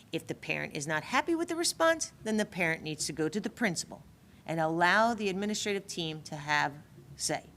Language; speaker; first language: English; native; English